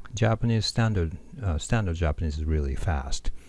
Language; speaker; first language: English; non-native, fluent; Japanese